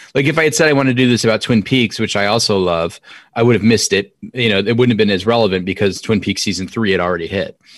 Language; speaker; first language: English; native; English